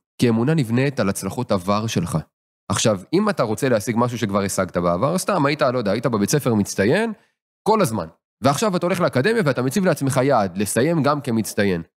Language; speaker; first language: Hebrew; native; Hebrew